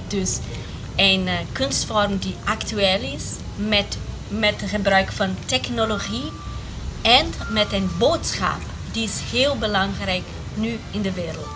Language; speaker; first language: Dutch; non-native, fluent; Portuguese